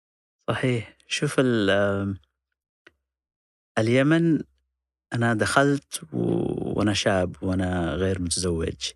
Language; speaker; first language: Arabic; non-native, fluent; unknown